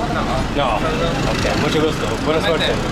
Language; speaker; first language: Spanish; non-native, learner; English